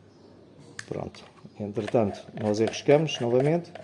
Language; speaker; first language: Portuguese; native; Portuguese